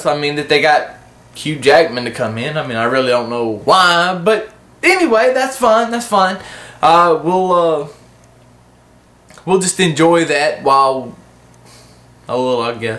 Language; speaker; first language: English; native; English